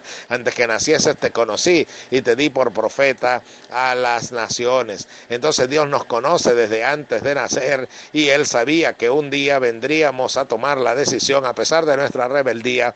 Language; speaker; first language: Spanish; native; Spanish